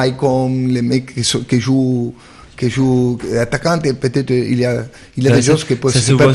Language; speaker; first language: French; non-native, fluent; Spanish